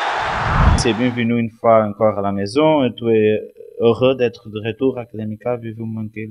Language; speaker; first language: French; non-native, learner; Portuguese